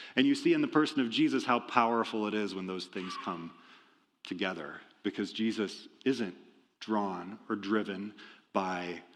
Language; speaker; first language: English; native; English